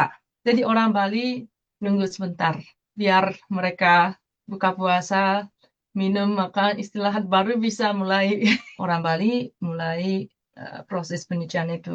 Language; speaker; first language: Indonesian; non-native, fluent; Japanese